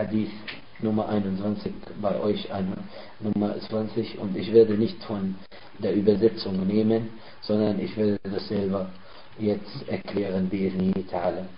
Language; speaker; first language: German; non-native, fluent; Arabic